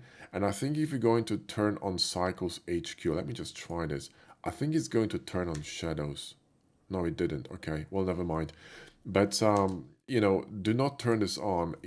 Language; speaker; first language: English; non-native, fluent; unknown